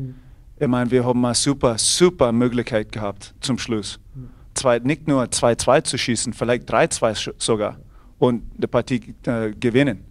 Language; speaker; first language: German; non-native, fluent; English